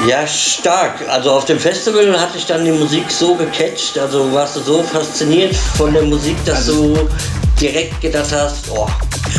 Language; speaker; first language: German; native; German